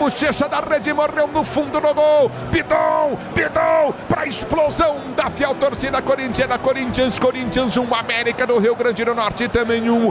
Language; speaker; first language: Portuguese; native; Portuguese